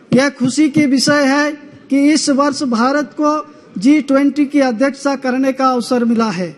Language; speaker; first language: Hindi; native; Hindi